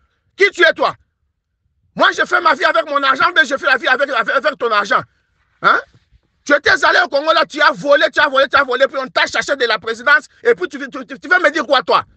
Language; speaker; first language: French; non-native, local second language; Luba-Lulua